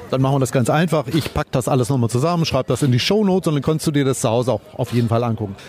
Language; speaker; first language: German; native; German